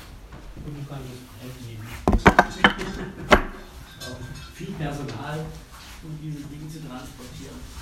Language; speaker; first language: German; native; German